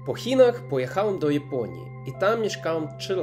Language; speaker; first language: Polish; non-native, learner; English